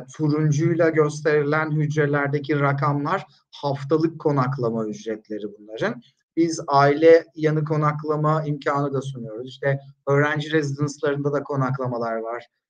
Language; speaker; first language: Turkish; native; Turkish